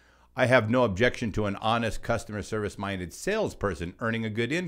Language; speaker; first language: English; native; English